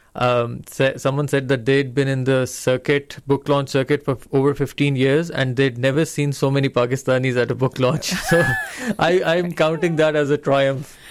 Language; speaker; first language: English; non-native, local second language; Urdu